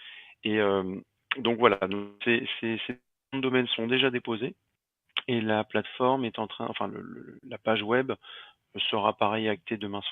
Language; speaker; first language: French; native; French